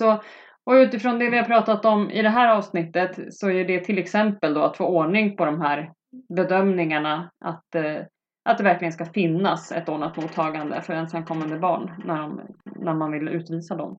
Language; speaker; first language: Swedish; native; Swedish